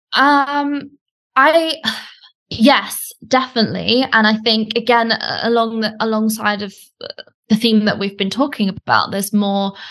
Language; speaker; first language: English; native; English